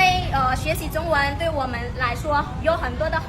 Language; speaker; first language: Chinese; non-native, fluent; Khmer